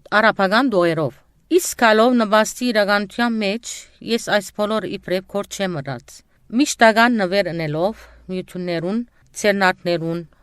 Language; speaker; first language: Armenian; early bilingual, heritage; Armenian